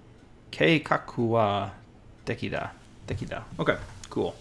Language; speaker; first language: Japanese; non-native, learner; English